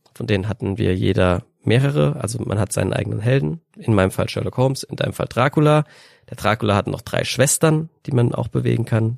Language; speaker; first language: German; native; German